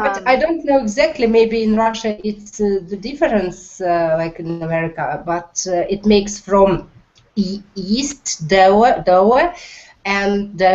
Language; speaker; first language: English; non-native, learner; Russian